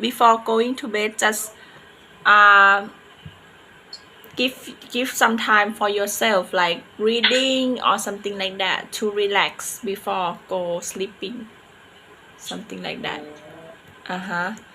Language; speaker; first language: English; non-native, fluent; Thai